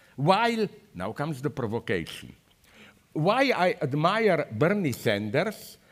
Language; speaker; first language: English; non-native, fluent; Slovenian